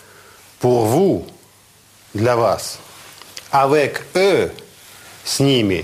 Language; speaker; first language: French; non-native, fluent; Russian